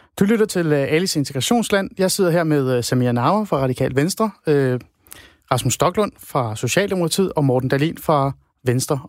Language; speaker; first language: Danish; non-native, fluent; Persian